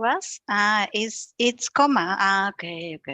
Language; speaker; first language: English; non-native, learner; Spanish